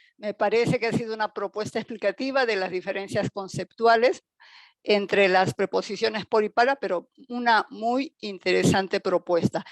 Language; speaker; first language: Spanish; native; Spanish